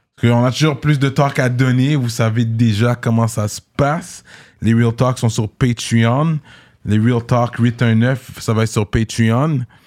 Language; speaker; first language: French; native; French